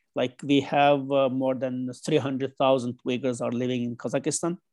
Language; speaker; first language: English; non-native, learner; Chinese